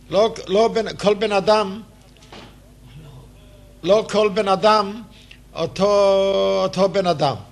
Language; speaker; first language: Hebrew; non-native, fluent; Yiddish